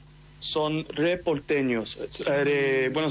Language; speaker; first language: Spanish; early bilingual, heritage; English